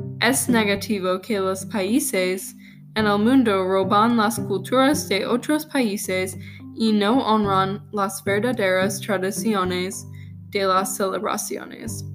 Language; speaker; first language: Spanish; non-native, learner; English